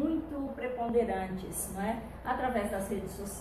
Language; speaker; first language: Portuguese; native; Portuguese